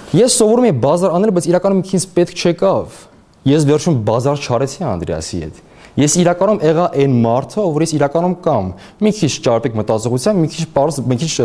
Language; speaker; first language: Armenian; early bilingual, heritage; Armenian